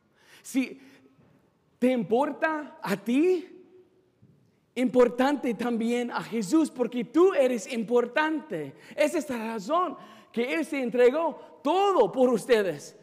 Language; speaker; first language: Spanish; non-native, fluent; English